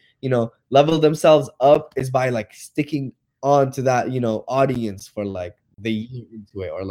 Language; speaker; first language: English; native; English